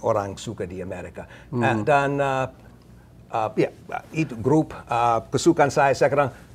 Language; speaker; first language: Indonesian; non-native, learner; English